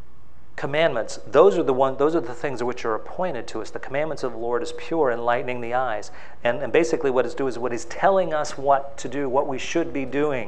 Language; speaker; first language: English; native; English